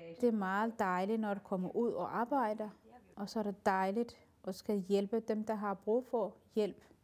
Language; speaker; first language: Danish; non-native, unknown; Somali